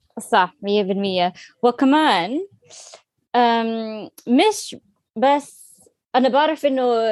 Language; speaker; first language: Arabic; non-native, learner; English